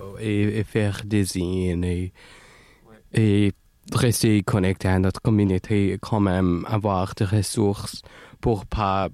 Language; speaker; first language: French; non-native, local second language; English